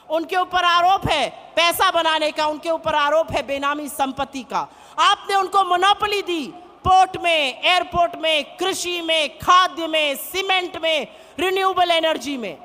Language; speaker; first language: Hindi; native; Hindi